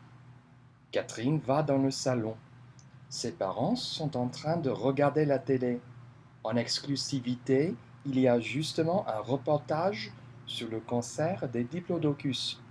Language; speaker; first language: French; non-native, fluent; English